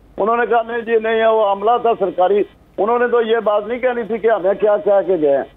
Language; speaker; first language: Urdu; non-native, local second language; Punjabi